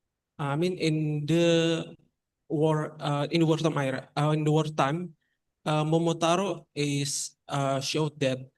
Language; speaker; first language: English; non-native, fluent; Indonesian